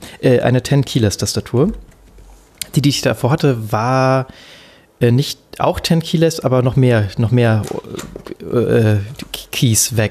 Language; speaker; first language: German; native; German